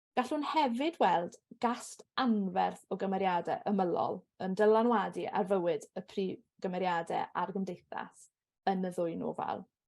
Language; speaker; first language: Welsh; native; Welsh